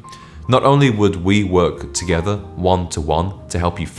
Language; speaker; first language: English; native; English